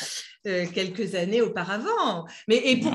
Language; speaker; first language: French; native; French